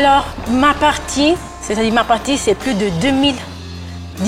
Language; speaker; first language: French; non-native, fluent; Italian